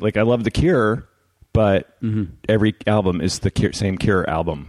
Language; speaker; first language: English; native; English